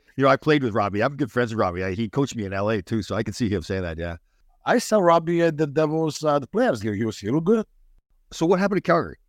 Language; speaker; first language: English; non-native, fluent; Polish